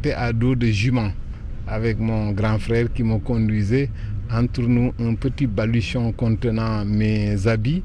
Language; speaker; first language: French; native; French